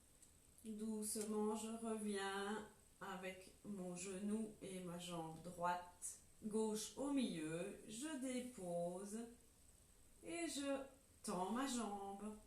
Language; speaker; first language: French; native; French